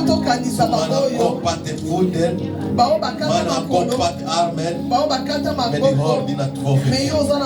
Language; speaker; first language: Swedish; non-native, fluent; Lingala